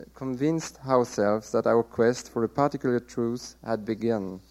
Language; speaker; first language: English; non-native, fluent; French